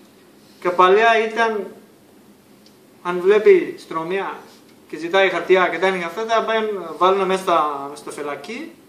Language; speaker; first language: Greek; non-native, learner; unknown